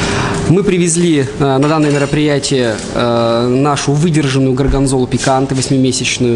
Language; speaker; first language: Russian; native; Russian